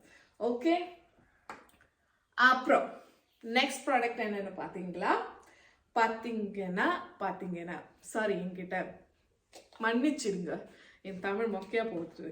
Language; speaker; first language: Tamil; non-native, local second language; Malayalam